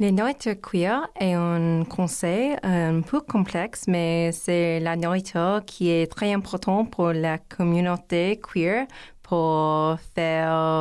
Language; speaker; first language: French; non-native, learner; English